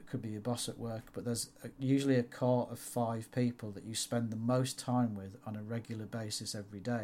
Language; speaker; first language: English; native; English